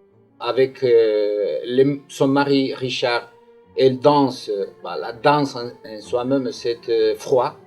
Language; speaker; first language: French; non-native, fluent; Spanish